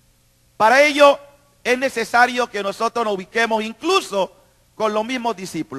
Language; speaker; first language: Spanish; native; Spanish